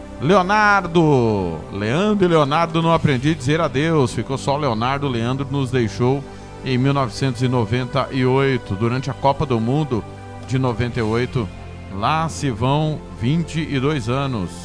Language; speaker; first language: Portuguese; native; Portuguese